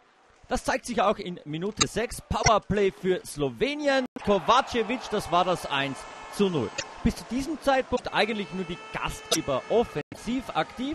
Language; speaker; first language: German; native; German